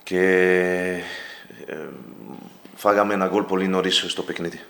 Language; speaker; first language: Greek; non-native, learner; Spanish